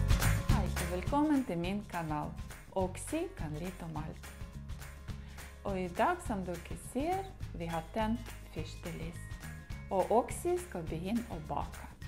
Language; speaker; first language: Norwegian; non-native, learner; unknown